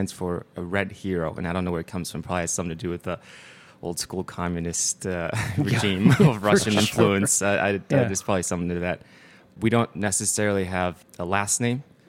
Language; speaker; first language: English; non-native, fluent; Mongolian